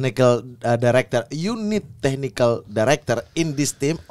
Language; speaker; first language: English; non-native, learner; Indonesian